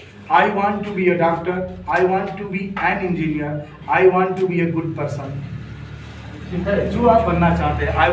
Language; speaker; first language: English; non-native, fluent; Hindi